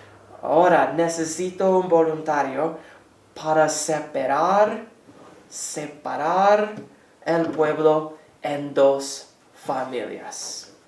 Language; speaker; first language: Spanish; non-native, fluent; English